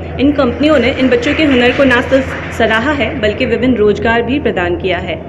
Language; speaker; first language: Hindi; native; Hindi